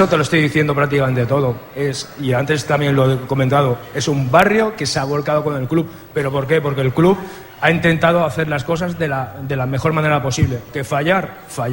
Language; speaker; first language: Spanish; native; Spanish